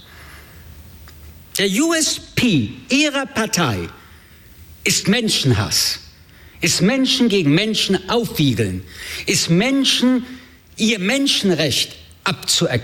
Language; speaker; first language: German; early bilingual, other home language; French